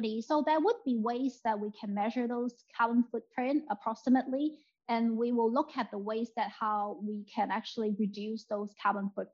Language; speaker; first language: English; non-native, local second language; Cantonese